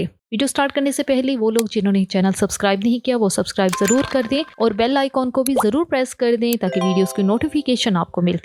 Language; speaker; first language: Hindi; native; Hindi